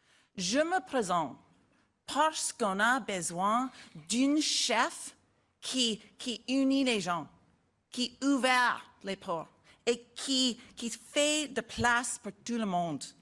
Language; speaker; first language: French; non-native, learner; English